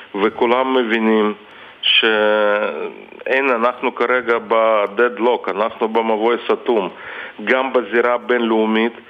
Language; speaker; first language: Hebrew; non-native, fluent; Russian